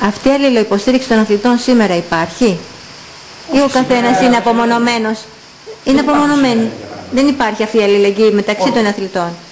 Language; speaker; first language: Greek; native; Greek